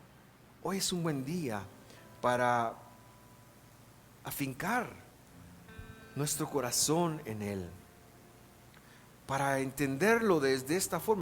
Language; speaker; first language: Spanish; native; Spanish